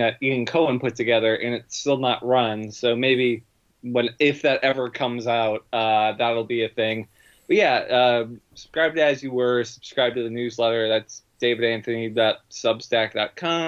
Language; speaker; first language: English; native; English